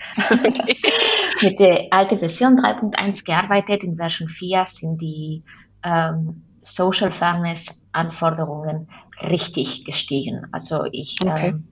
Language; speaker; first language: German; non-native, fluent; Spanish